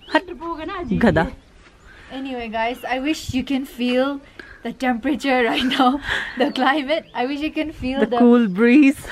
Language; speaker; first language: English; non-native, local second language; Tangkhul Naga (India)